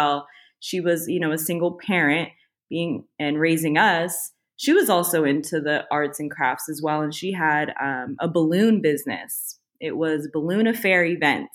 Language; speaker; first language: English; native; English